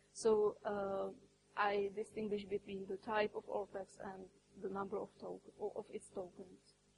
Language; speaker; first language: English; non-native, fluent; Czech